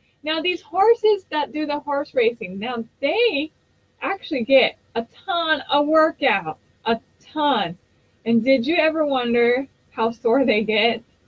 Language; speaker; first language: English; non-native, fluent; Japanese